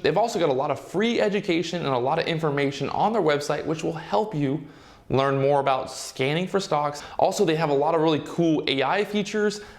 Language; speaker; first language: English; native; English